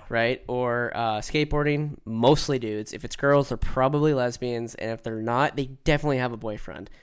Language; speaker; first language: English; native; English